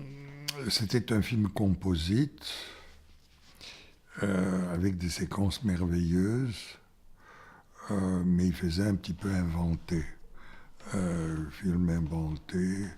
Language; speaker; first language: French; non-native, fluent; Bulgarian